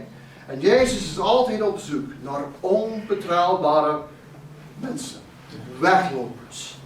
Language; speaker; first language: Dutch; non-native, fluent; English